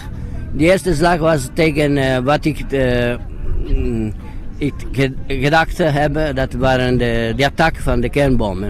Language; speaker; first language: Dutch; non-native, learner; Italian